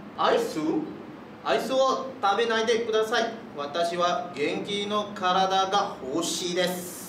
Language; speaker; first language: Japanese; non-native, learner; Malay